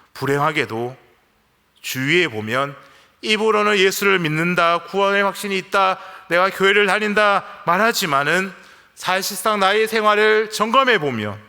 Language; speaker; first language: Korean; native; Korean